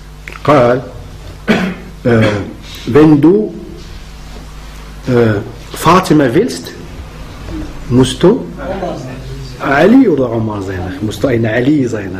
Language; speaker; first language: German; non-native, fluent; Arabic